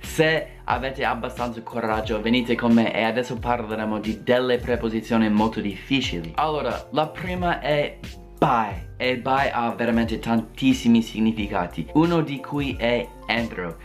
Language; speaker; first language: Italian; non-native, fluent; English